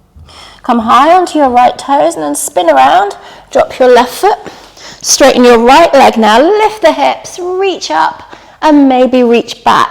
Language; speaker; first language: English; native; English